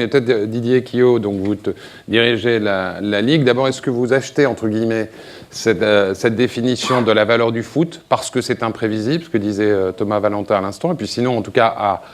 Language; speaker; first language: French; native; French